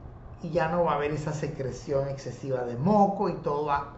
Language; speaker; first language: Spanish; native; Spanish